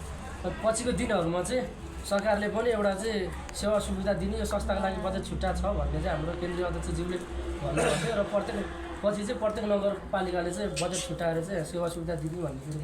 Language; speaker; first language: Nepali; native; Nepali